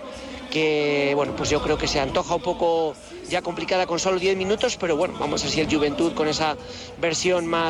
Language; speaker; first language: Spanish; native; Spanish